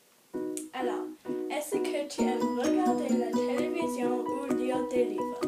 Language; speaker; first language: French; non-native, local second language; English